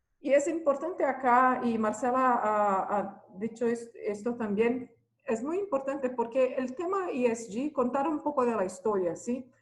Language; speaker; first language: Spanish; non-native, fluent; Portuguese